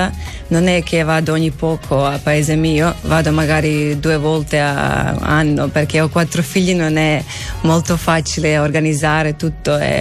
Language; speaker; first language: Italian; non-native, learner; Croatian